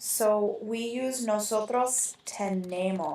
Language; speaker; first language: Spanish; non-native, fluent; English